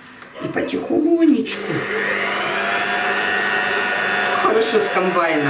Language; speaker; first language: Russian; native; Russian